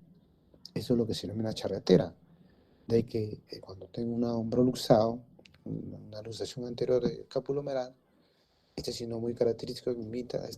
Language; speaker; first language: Spanish; native; Spanish